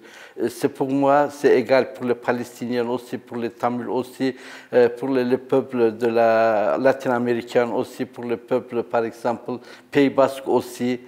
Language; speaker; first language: French; non-native, learner; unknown